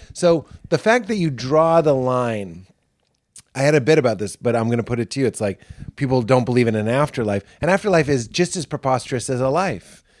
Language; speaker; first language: English; native; English